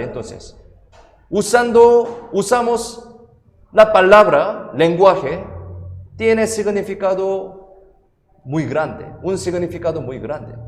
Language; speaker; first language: Spanish; non-native, fluent; Korean